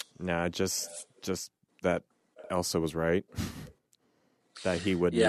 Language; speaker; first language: English; native; English